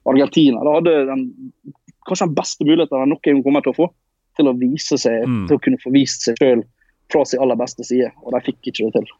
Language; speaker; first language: Norwegian; native; Norwegian